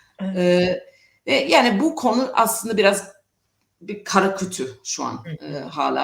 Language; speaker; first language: Turkish; non-native, fluent; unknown